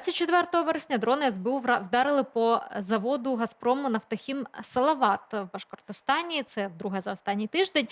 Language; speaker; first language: Ukrainian; native; Ukrainian